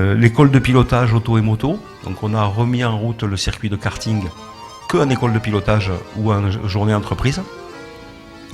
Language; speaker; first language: French; native; French